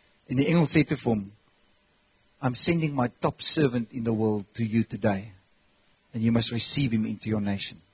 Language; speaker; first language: English; non-native, local second language; Afrikaans